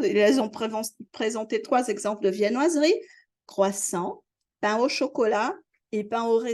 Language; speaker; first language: French; non-native, fluent; Portuguese